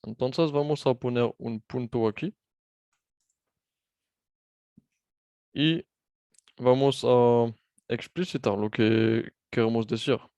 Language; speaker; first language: Spanish; non-native, fluent; French